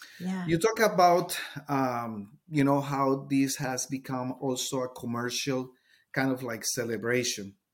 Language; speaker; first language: English; non-native, fluent; Spanish